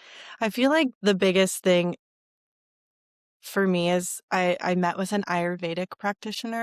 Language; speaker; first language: English; native; English